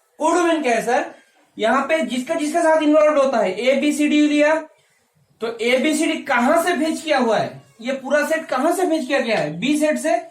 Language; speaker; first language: Hindi; non-native, local second language; Bangla